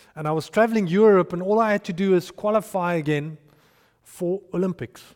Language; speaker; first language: English; non-native, local second language; Afrikaans